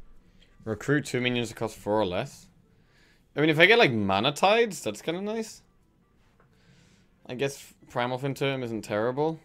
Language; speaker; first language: English; native; English